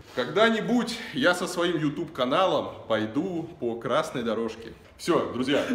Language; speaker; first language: Russian; native; Russian